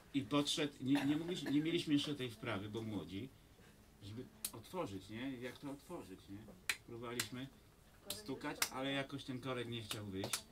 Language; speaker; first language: Polish; native; Polish